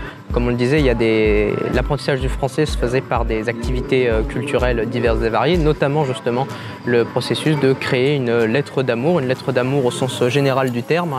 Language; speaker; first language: French; native; French